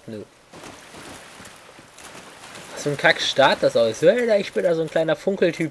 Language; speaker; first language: German; native; German